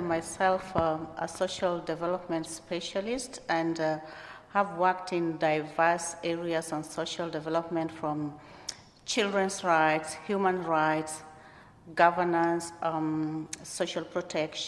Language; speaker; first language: English; non-native, local second language; Luo (Kenya and Tanzania)